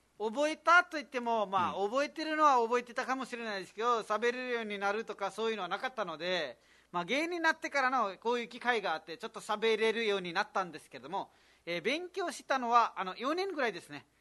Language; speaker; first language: Japanese; non-native, fluent; Nepali